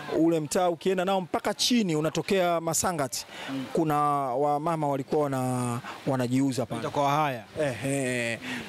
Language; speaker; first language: Swahili; native; Swahili